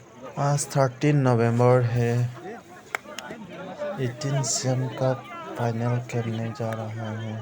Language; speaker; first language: Hindi; non-native, local second language; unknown